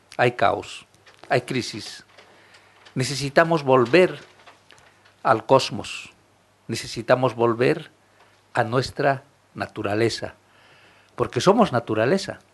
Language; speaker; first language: Spanish; non-native, local second language; Aymara